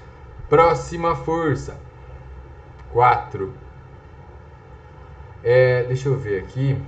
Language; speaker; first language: Portuguese; native; Portuguese